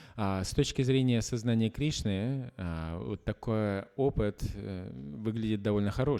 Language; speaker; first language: Russian; native; Russian